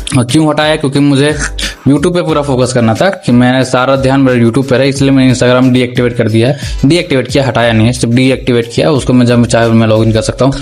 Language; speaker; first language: Hindi; native; Hindi